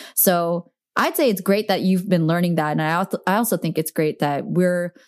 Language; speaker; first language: English; native; English